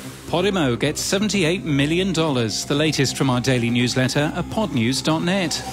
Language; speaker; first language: English; native; English